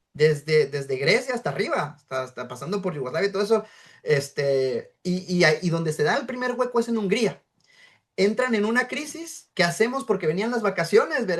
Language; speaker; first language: Spanish; native; Spanish